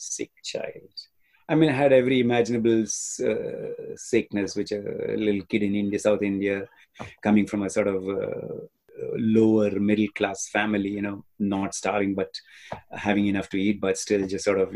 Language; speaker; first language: English; non-native, local second language; Tamil